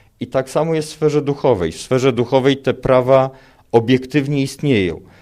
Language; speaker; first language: Polish; native; Polish